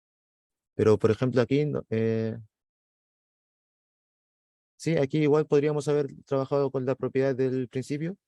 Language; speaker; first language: Spanish; native; Spanish